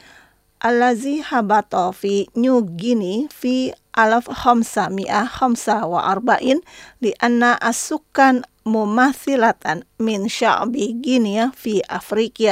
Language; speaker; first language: Arabic; non-native, fluent; Indonesian